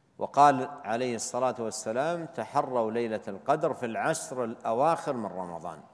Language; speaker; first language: Arabic; native; Arabic